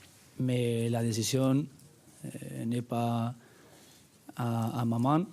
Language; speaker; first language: French; non-native, learner; Spanish